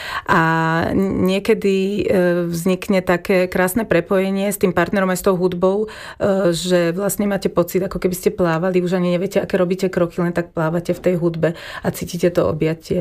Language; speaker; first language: Slovak; native; Slovak